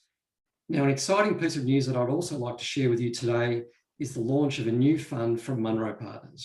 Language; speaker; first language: English; native; English